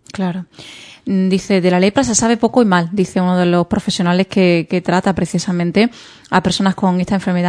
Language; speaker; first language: Spanish; native; Spanish